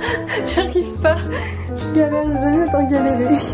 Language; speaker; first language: French; native; French